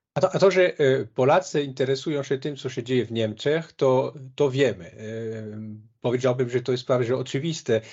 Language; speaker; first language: Polish; non-native, fluent; French